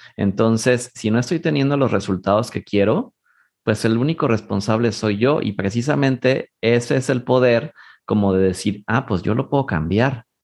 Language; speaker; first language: Spanish; native; Spanish